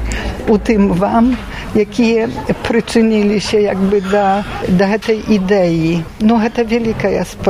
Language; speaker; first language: Belarusian; non-native, local second language; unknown